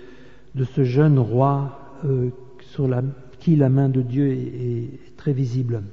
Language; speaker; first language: French; native; French